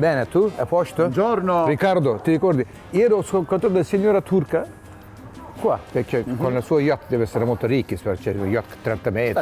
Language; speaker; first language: Italian; non-native, learner; Turkish